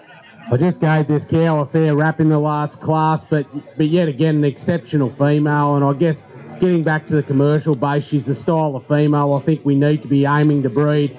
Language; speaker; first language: English; native; English